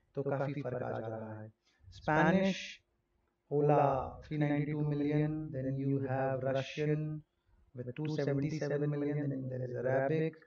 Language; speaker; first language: Hindi; non-native, local second language; Rajasthani